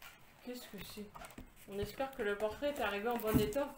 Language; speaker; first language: French; native; French